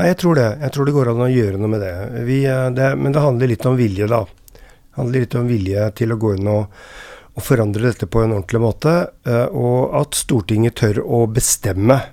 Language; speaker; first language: Norwegian; native; Norwegian